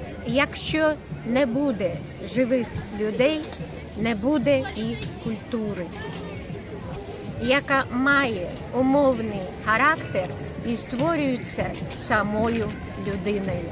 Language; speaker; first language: Ukrainian; non-native, local second language; Russian